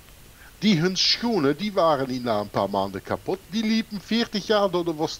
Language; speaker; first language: Dutch; non-native, fluent; German